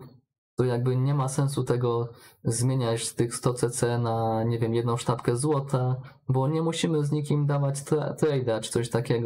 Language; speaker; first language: Polish; native; Polish